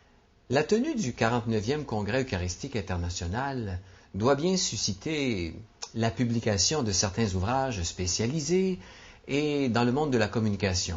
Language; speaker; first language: French; native; French